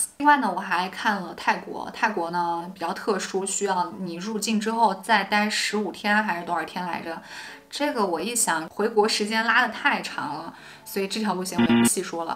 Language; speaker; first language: Chinese; native; Chinese